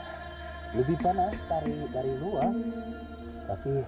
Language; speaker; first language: Indonesian; non-native, fluent; English